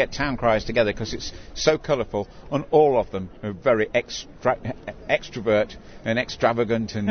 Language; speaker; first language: English; native; English